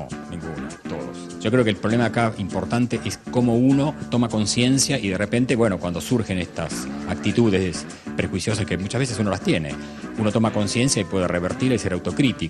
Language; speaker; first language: Spanish; native; Spanish